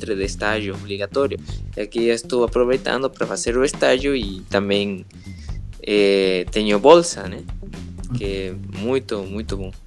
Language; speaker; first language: Portuguese; non-native, learner; Spanish